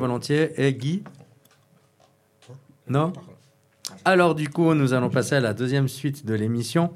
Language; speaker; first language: French; native; French